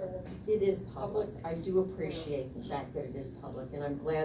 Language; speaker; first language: English; native; English